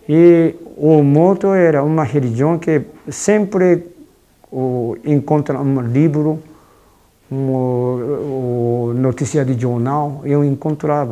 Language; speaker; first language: Portuguese; non-native, fluent; Japanese